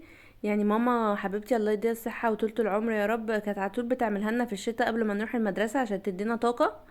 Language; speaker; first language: Arabic; native; Arabic